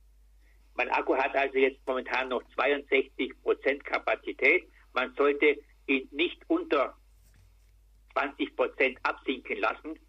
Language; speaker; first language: German; native; German